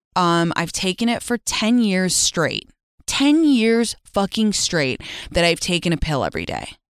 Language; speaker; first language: English; native; English